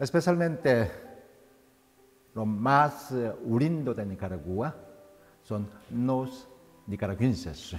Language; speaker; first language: Spanish; non-native, fluent; Korean